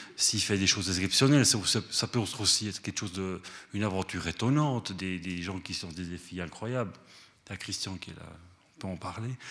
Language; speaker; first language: French; early bilingual, other home language; Spanish